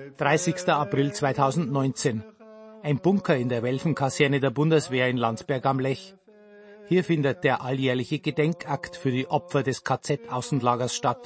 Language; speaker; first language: German; native; German